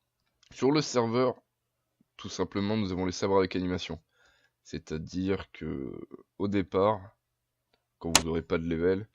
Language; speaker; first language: French; native; French